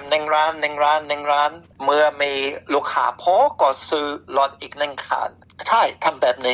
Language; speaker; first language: Thai; non-native, fluent; English